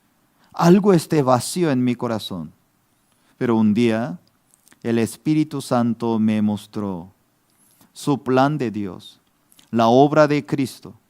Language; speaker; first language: Spanish; non-native, fluent; Korean